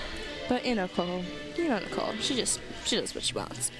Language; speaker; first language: English; native; English